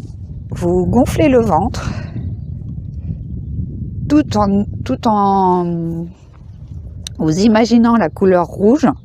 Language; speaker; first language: French; native; French